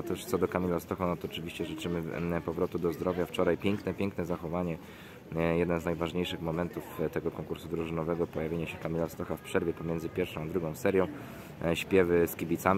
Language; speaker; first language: Polish; native; Polish